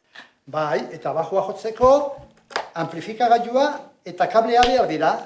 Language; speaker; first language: Basque; non-native, local second language; Spanish